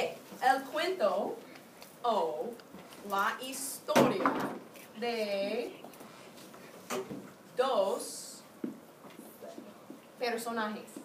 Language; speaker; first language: Spanish; non-native, fluent; English